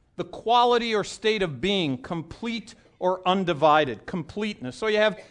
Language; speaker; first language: English; native; English